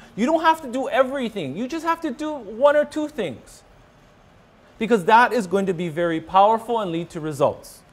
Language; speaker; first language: English; native; English